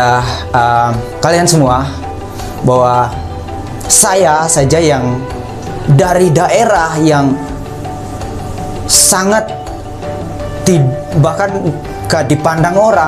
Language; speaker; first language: Indonesian; non-native, local second language; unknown